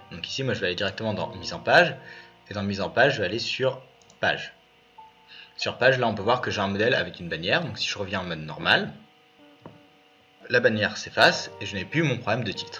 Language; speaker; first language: French; native; French